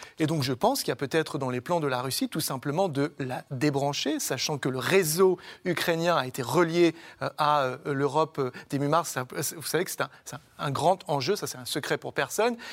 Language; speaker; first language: French; native; French